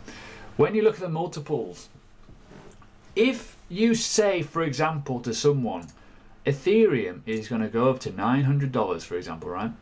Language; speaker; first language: English; native; English